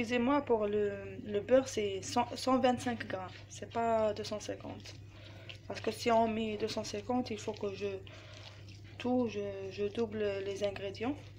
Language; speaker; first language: French; non-native, learner; Arabic